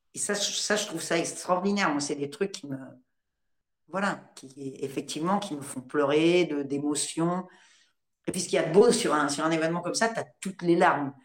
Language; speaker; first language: French; native; French